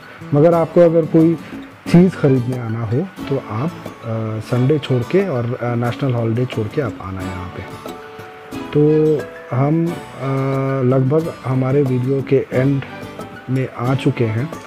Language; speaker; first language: Hindi; native; Hindi